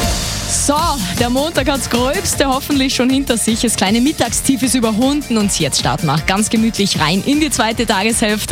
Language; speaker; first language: German; native; German